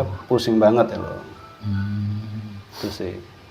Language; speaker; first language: Indonesian; native; Indonesian